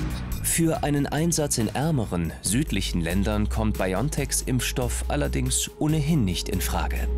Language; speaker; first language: German; native; German